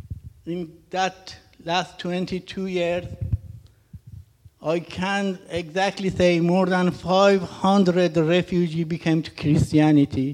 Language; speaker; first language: English; non-native, learner; Persian